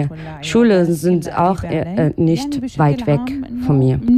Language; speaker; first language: German; non-native, learner; Arabic